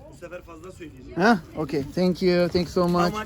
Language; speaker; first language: English; non-native, learner; Turkish